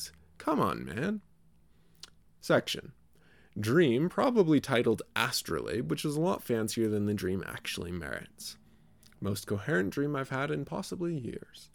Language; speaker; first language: English; native; English